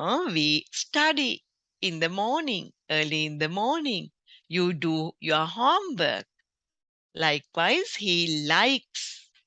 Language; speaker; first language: English; non-native, local second language; Sinhala